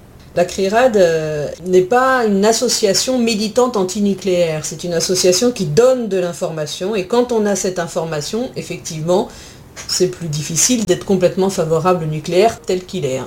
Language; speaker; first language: French; native; French